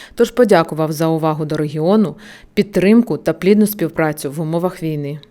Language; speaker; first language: Ukrainian; native; Ukrainian